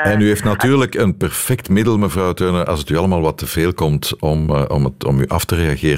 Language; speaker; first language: Dutch; native; Dutch